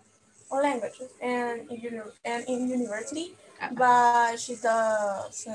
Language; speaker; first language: English; non-native, learner; Spanish